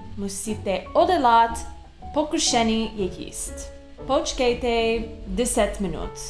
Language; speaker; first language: Czech; non-native, learner; English